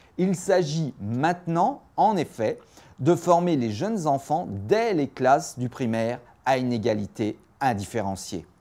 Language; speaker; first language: French; native; French